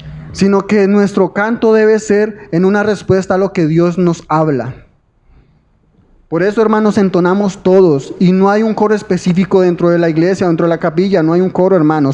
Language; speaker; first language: Spanish; native; Spanish